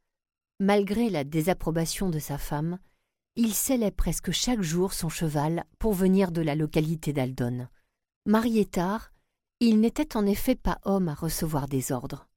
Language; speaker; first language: French; native; French